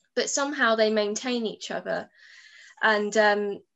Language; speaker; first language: English; native; English